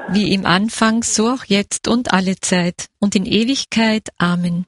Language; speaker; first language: German; native; German